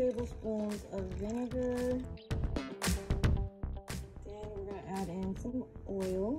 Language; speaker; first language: English; native; English